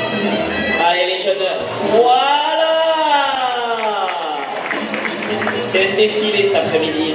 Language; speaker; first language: French; native; French